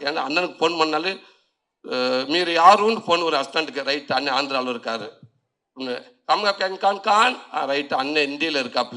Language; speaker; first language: Tamil; native; Tamil